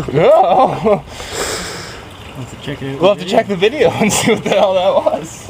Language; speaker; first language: English; native; English